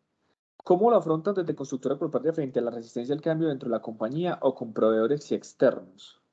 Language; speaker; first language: Spanish; native; Spanish